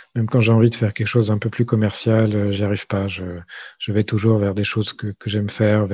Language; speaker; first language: French; native; French